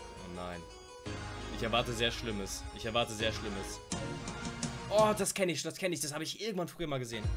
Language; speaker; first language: German; native; German